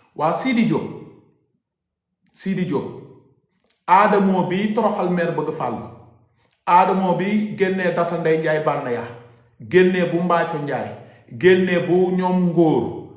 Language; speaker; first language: Wolof; native; Wolof